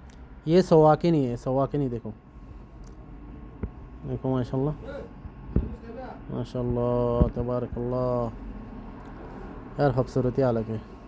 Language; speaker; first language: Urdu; non-native, fluent; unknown